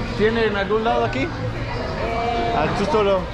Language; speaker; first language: Spanish; non-native, learner; Danish